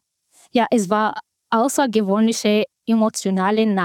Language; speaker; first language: German; non-native, fluent; Arabic